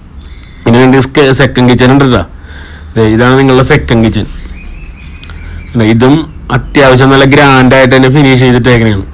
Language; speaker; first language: Malayalam; native; Malayalam